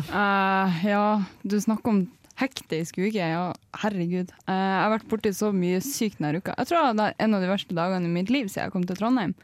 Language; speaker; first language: Norwegian; native; Norwegian